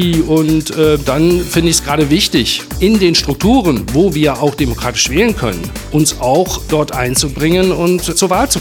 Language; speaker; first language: German; native; German